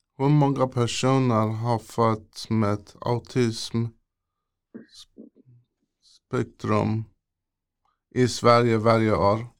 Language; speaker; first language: Swedish; non-native, learner; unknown